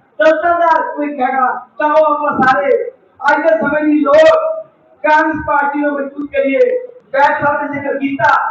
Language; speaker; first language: Hindi; non-native, local second language; Punjabi